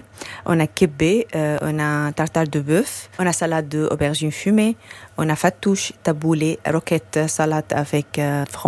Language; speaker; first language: French; non-native, learner; Arabic